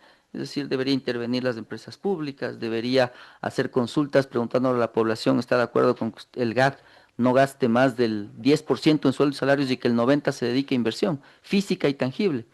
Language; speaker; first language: Spanish; native; Spanish